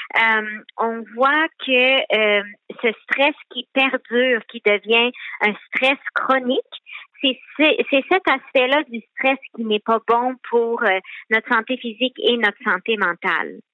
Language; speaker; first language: French; native; French